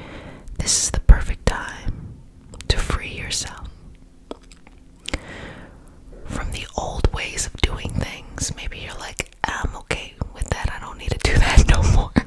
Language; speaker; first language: English; native; English